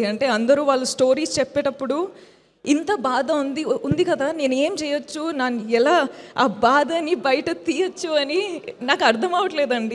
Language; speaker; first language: Telugu; non-native, fluent; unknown